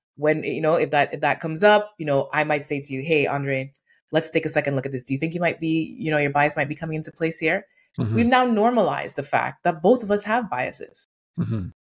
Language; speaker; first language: English; native; English